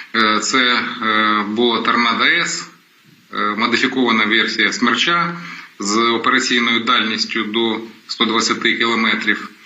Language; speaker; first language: Ukrainian; non-native, local second language; Russian